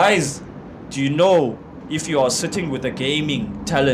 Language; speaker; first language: English; non-native, local second language; Xhosa